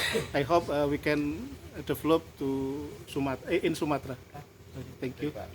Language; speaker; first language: English; non-native, learner; Indonesian